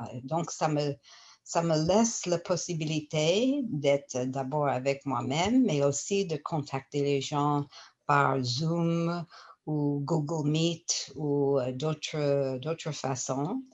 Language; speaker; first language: French; non-native, fluent; English